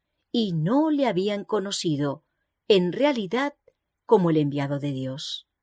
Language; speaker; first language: Spanish; native; Spanish